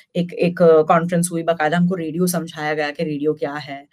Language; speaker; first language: Hindi; native; Hindi